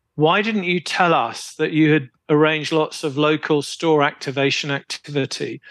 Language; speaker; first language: English; native; English